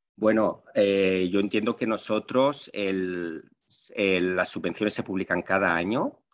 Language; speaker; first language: Spanish; non-native, local second language; Catalan